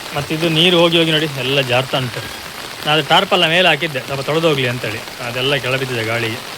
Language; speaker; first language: Kannada; native; Kannada